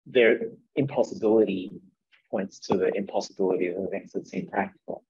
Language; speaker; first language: English; native; English